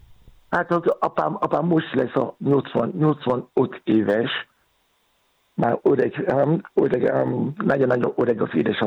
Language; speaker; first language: Hungarian; non-native, learner; Yoruba